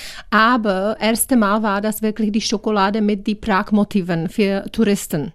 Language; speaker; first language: German; non-native, learner; Czech